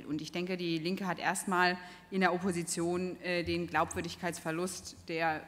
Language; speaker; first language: German; native; German